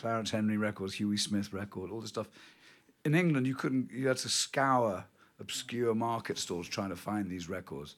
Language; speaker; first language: English; native; English